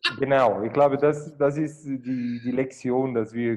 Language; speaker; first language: German; non-native, fluent; Portuguese